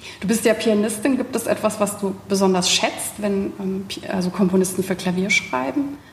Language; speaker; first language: German; native; German